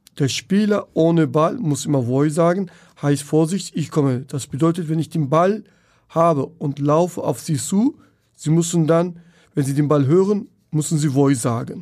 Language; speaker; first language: German; non-native, fluent; Turkish